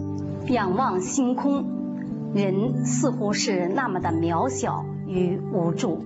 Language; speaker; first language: Chinese; native; Chinese